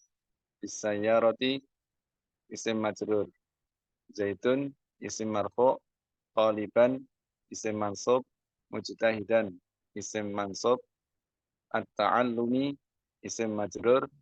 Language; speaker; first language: Arabic; non-native, learner; Indonesian